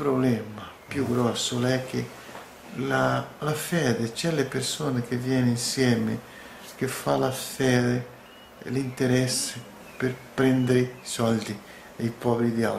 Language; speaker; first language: Italian; non-native, learner; Portuguese